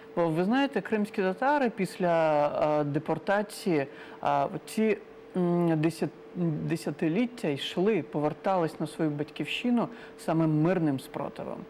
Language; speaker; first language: Ukrainian; non-native, local second language; Crimean Tatar